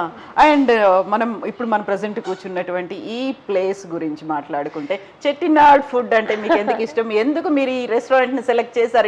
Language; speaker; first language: Telugu; native; Telugu